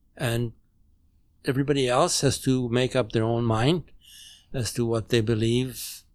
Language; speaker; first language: English; non-native, fluent; German